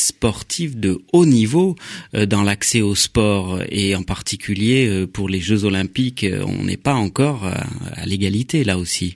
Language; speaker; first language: French; native; French